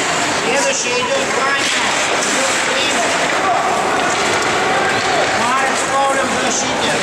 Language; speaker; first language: Russian; native; Russian